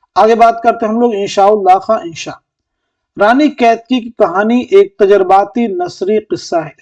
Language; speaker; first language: Urdu; native; Urdu